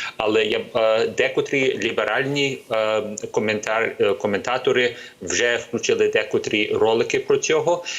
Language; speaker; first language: Ukrainian; early bilingual, heritage; Ukrainian